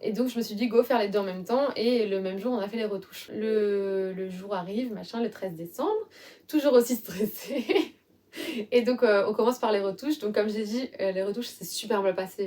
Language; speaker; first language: French; native; French